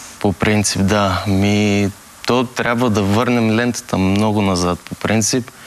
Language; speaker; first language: Bulgarian; early bilingual, other home language; Greek